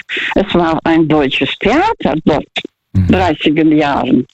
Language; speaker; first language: German; early bilingual, heritage; Russian